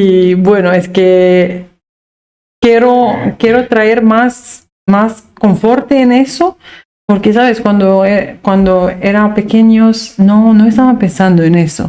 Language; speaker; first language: Spanish; non-native, fluent; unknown